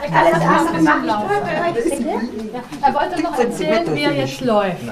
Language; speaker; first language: German; native; German